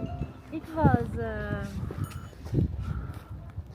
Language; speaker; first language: English; non-native, learner; Turkish